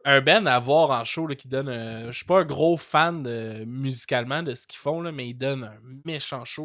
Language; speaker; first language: French; native; French